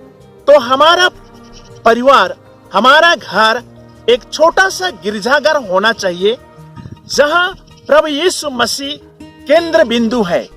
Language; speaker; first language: Hindi; non-native, local second language; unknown